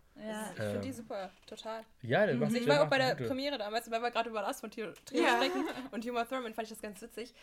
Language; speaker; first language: German; native; German